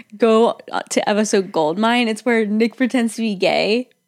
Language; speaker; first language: English; native; English